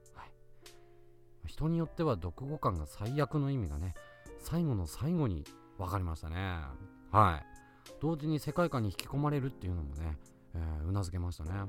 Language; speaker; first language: Japanese; native; Japanese